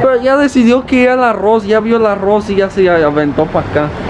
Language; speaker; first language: Spanish; early bilingual, heritage; Spanish